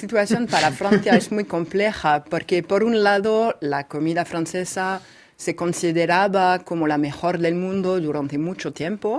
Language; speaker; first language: Spanish; non-native, fluent; French